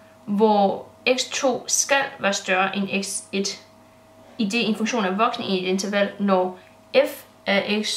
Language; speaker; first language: Danish; native; Danish